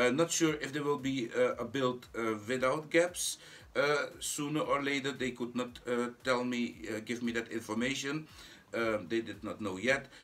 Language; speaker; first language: English; non-native, fluent; Dutch